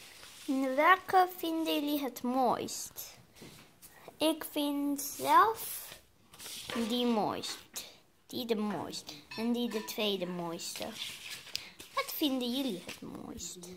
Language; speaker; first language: Dutch; early bilingual, other home language; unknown